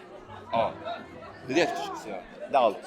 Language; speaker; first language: Swedish; early bilingual, other home language; Somali